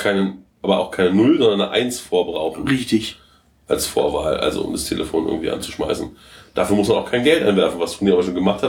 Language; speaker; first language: German; native; German